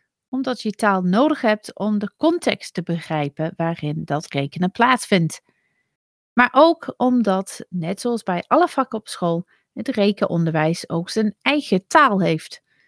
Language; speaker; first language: Dutch; non-native, fluent; English